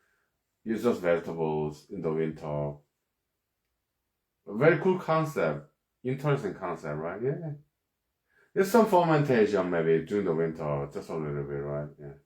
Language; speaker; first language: English; non-native, fluent; Korean